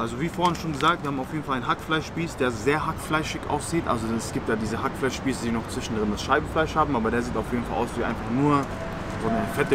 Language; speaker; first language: German; native; German